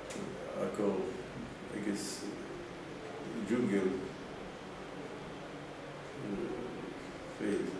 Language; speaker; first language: Hungarian; early bilingual, heritage; Hungarian